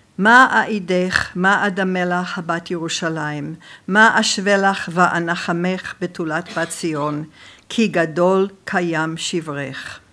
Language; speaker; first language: Hebrew; non-native, fluent; English